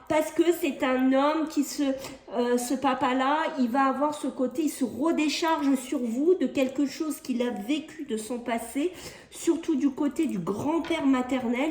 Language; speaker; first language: French; native; French